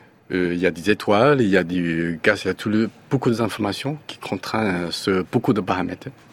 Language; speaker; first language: French; non-native, learner; Chinese